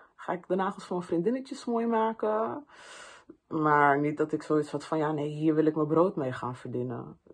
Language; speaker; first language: Dutch; early bilingual, other home language; Persian